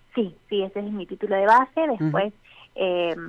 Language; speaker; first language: Spanish; native; Spanish